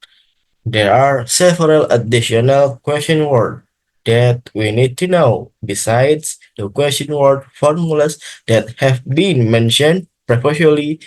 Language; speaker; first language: English; non-native, learner; Indonesian